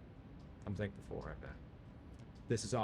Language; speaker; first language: English; native; English